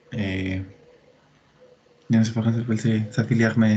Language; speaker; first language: French; non-native, learner; Spanish